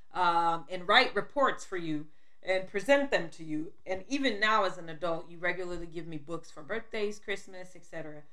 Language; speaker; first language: English; non-native, local second language; Krio